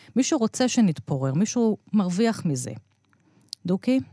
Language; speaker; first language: Hebrew; native; Hebrew